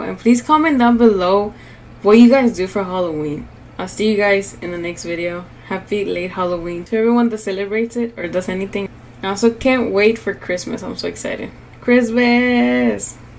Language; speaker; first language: English; early bilingual, other home language; Spanish